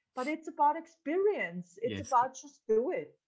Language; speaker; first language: English; non-native, fluent; German